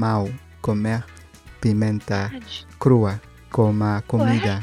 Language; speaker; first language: Portuguese; non-native, learner; Spanish